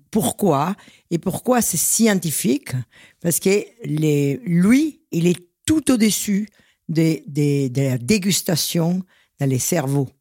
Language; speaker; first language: French; non-native, fluent; Spanish